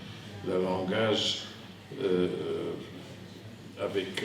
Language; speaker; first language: French; non-native, fluent; Hungarian